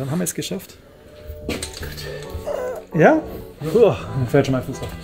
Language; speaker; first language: German; native; German